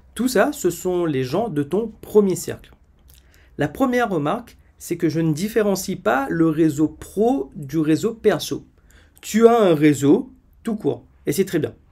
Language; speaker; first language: French; native; French